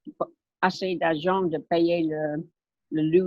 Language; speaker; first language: French; non-native, learner; English